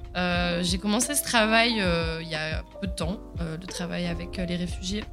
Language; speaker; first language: French; early bilingual, other home language; Swiss German